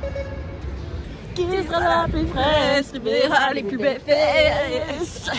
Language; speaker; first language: French; native; French